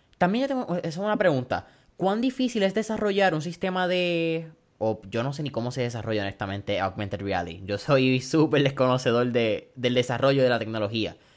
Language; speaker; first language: Spanish; early bilingual, heritage; Spanish